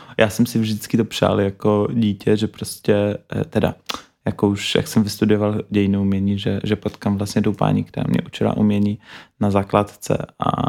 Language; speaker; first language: Czech; non-native, fluent; Polish